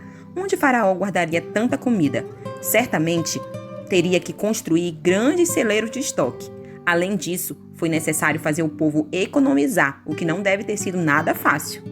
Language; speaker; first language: Portuguese; native; Portuguese